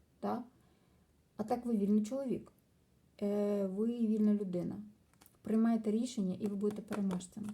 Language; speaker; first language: Ukrainian; non-native, local second language; Russian